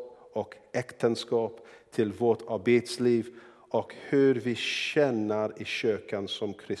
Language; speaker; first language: Swedish; non-native, fluent; English